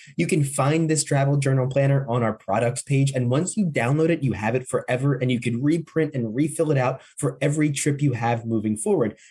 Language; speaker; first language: English; native; English